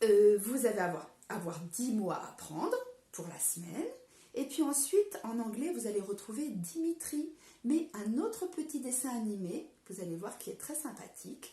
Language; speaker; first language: French; native; French